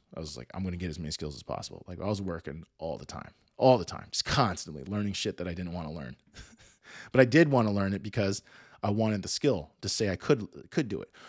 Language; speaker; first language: English; native; English